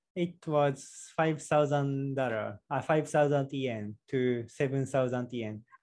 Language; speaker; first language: English; non-native, learner; Japanese